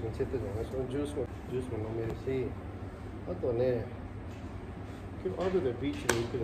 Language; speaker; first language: Japanese; early bilingual, other home language; Hindi